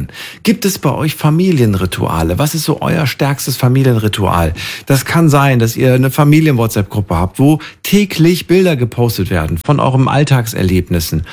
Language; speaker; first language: German; native; German